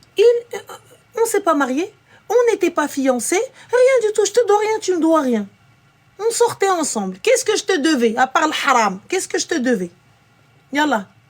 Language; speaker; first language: French; early bilingual, other home language; Arabic